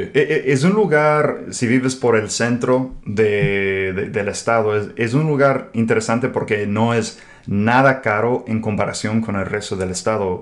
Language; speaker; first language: Spanish; non-native, fluent; English